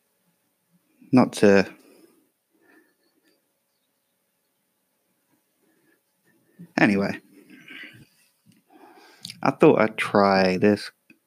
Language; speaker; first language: English; native; English